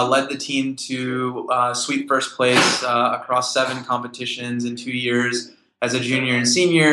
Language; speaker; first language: English; native; English